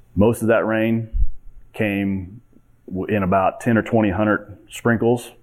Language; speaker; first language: English; native; English